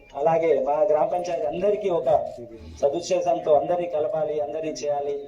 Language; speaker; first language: Telugu; non-native, local second language; Lambadi